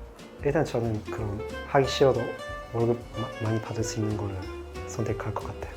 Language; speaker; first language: Korean; non-native, fluent; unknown